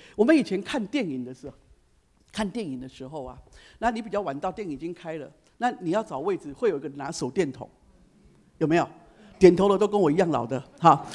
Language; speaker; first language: Chinese; native; Chinese